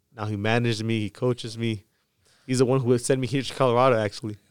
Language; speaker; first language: English; early bilingual, other home language; Spanish